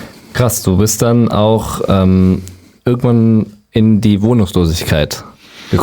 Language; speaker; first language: German; native; German